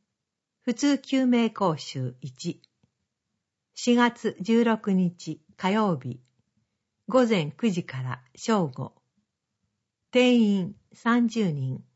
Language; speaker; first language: Japanese; native; Japanese